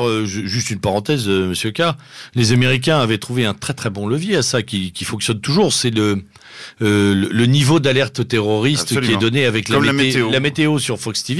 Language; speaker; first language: French; native; French